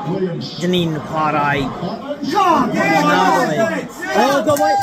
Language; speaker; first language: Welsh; non-native, learner; English